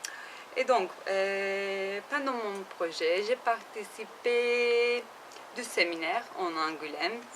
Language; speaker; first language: French; non-native, learner; Turkish